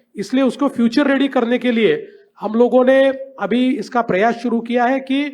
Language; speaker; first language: Hindi; non-native, local second language; Marathi